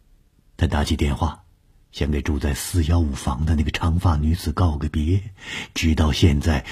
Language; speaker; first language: Chinese; native; Chinese